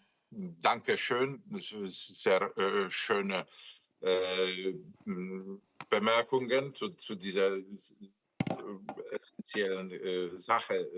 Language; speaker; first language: German; non-native, fluent; Polish